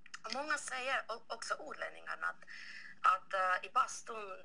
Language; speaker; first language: Swedish; non-native, local second language; Finnish